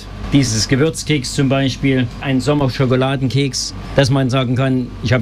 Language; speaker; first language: German; native; German